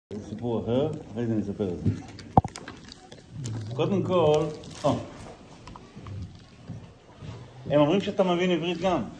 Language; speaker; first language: Hebrew; non-native, fluent; Yiddish